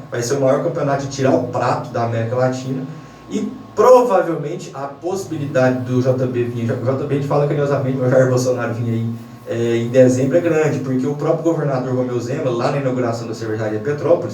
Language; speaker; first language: Portuguese; native; Portuguese